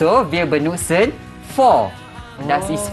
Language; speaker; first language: German; non-native, fluent; Malay